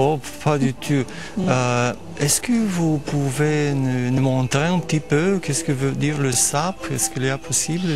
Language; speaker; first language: French; non-native, fluent; Romanian